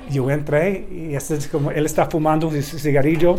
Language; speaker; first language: Spanish; non-native, learner; English